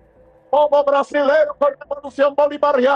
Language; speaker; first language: Portuguese; non-native, learner; Spanish